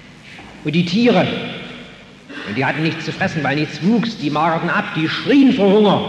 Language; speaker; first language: German; native; German